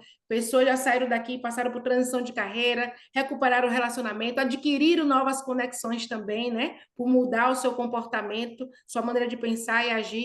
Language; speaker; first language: Portuguese; native; Portuguese